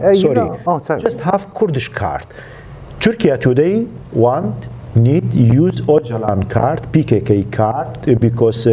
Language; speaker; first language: English; non-native, learner; Central Kurdish